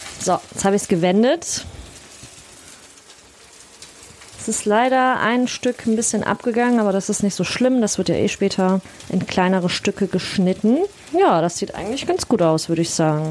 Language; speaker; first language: German; native; German